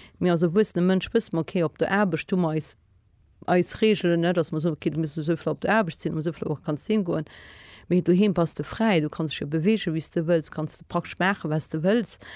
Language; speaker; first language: Luxembourgish; native; Luxembourgish